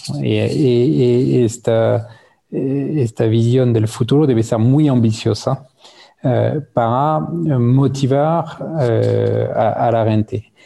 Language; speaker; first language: Spanish; non-native, fluent; French